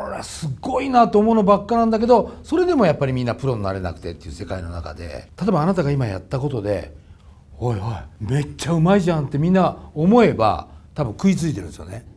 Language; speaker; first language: Japanese; native; Japanese